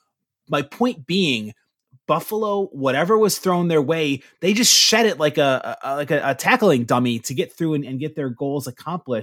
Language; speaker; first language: English; native; English